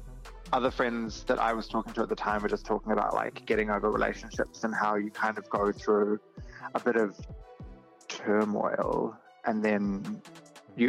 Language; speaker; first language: English; native; English